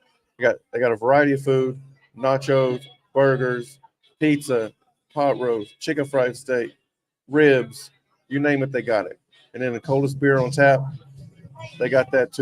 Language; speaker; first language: English; native; English